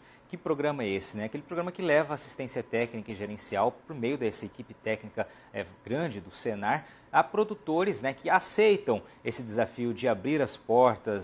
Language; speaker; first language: Portuguese; native; Portuguese